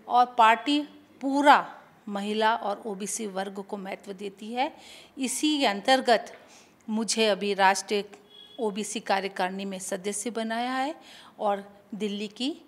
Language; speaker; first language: Hindi; native; Hindi